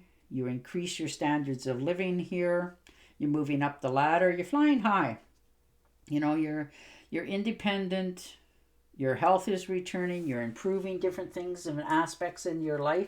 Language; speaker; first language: English; native; English